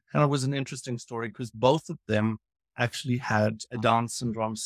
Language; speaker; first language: English; native; English